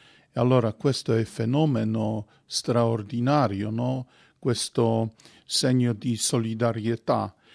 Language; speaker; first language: Italian; non-native, fluent; Polish